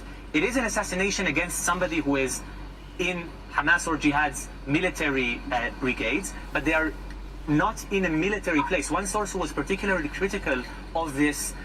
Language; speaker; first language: English; non-native, fluent; Hebrew